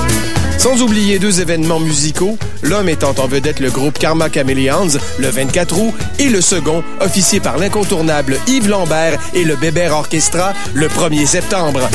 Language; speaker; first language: French; native; French